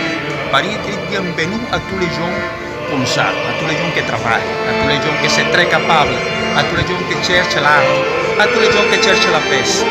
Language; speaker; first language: French; non-native, learner; Spanish